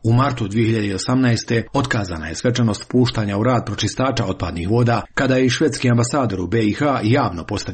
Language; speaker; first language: Serbian; native; Serbian